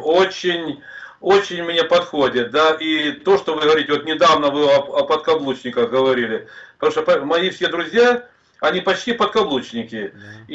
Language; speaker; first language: Russian; native; Russian